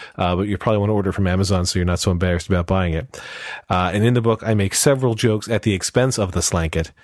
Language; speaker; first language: English; native; English